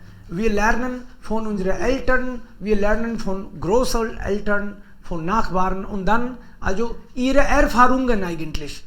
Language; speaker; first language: German; non-native, fluent; Hindi